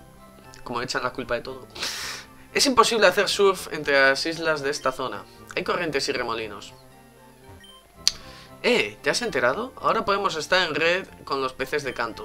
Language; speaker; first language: Spanish; native; Spanish